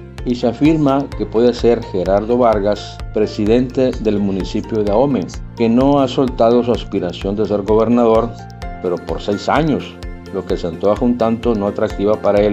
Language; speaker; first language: Spanish; native; Spanish